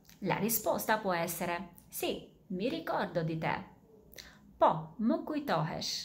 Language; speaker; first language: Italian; non-native, fluent; Albanian